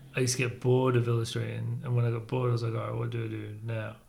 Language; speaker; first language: English; native; English